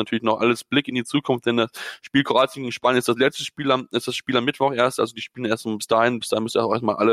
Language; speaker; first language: German; native; German